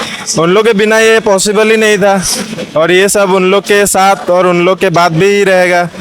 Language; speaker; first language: Hindi; non-native, local second language; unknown